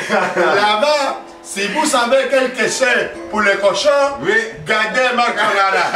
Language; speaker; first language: French; non-native, learner; Spanish